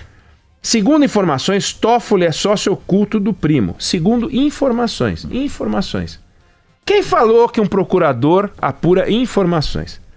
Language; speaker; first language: Portuguese; native; Portuguese